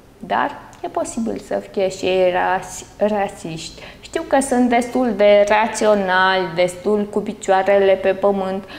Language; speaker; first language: Romanian; native; Romanian